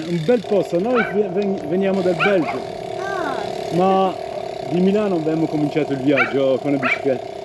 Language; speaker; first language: Italian; non-native, learner; French